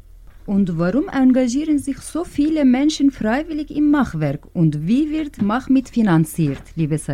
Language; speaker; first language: German; non-native, learner; Turkish